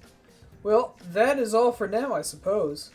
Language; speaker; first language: English; native; English